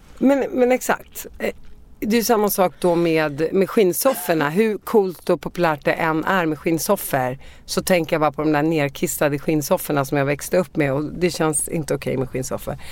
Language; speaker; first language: Swedish; early bilingual, other home language; Arabic